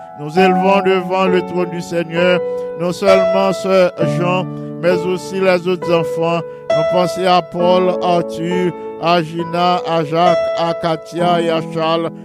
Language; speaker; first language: French; non-native, local second language; Haitian Creole